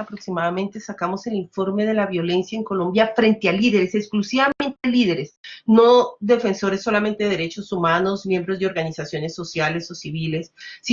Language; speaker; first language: Spanish; native; Spanish